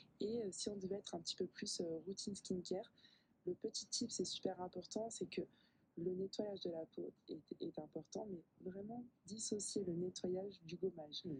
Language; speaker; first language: French; native; French